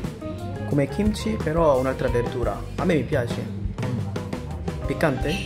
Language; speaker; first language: Italian; non-native, fluent; Korean